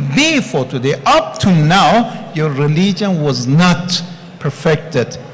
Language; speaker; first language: English; non-native, fluent; Persian